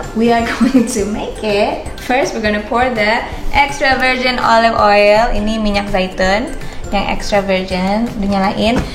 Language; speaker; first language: Indonesian; native; Indonesian